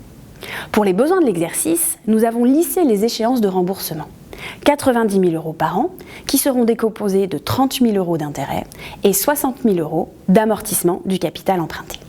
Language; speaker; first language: French; native; French